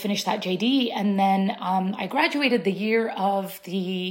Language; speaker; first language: English; early bilingual, other home language; Arabic